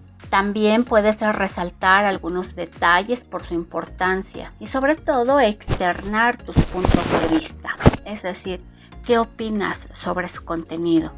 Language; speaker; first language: Spanish; native; Spanish